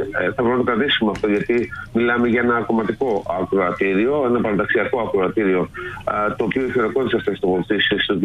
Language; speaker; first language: Greek; native; Greek